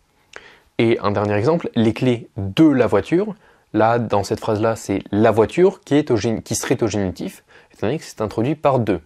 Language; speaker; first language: French; native; French